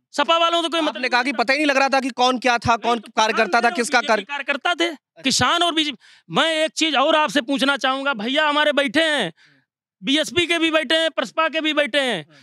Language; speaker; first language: Hindi; native; Hindi